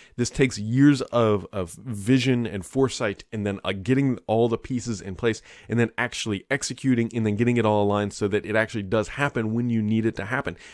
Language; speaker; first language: English; native; English